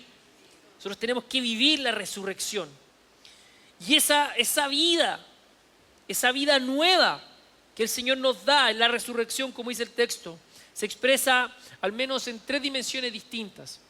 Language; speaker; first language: Spanish; native; Spanish